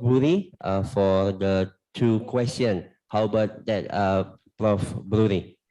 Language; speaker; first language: English; non-native, learner; Indonesian